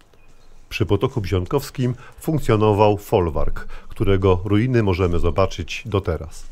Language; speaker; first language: Polish; native; Polish